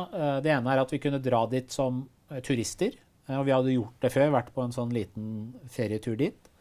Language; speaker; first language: Norwegian; early bilingual, other home language; Persian